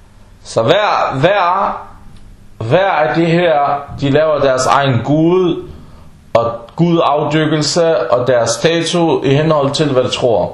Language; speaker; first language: Danish; non-native, fluent; Arabic